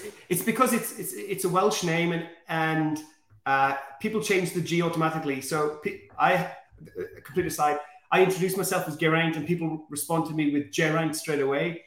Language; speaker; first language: English; native; English